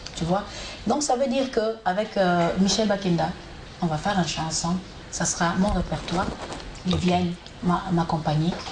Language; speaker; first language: French; non-native, local second language; Lingala